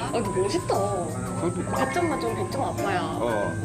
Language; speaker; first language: Korean; native; Korean